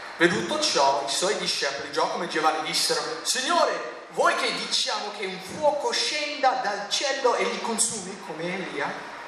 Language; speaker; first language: Italian; non-native, fluent; English